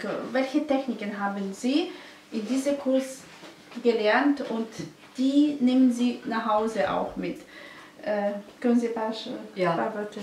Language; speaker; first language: German; non-native, fluent; Russian